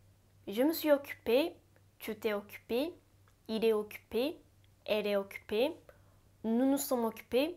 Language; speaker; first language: French; non-native, fluent; Japanese